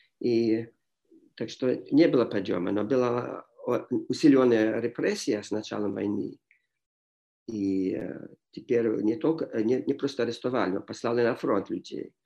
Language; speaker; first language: Russian; non-native, fluent; English